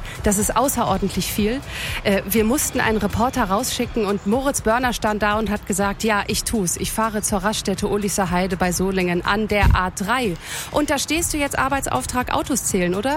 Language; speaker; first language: German; native; German